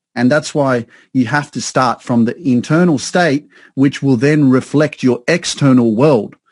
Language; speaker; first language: English; native; English